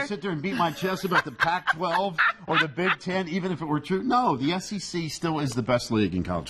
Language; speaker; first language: English; native; English